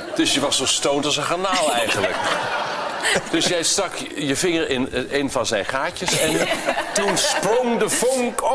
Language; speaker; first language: Dutch; native; Dutch